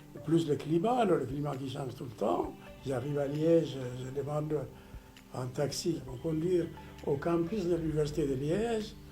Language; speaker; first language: French; non-native, fluent; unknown